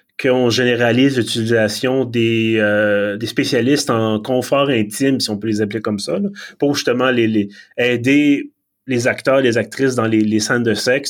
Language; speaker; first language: French; native; French